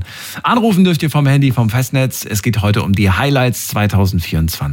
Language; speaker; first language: German; native; German